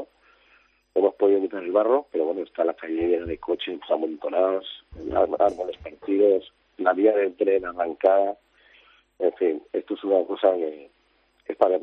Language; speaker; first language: Spanish; native; Spanish